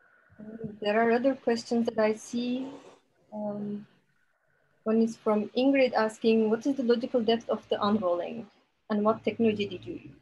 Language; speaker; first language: English; non-native, fluent; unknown